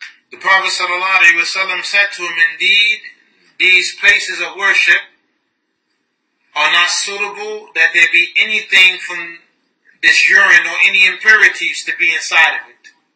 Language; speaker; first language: English; native; English